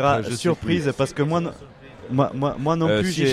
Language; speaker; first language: French; native; French